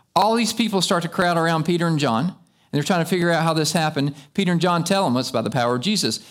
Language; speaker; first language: English; native; English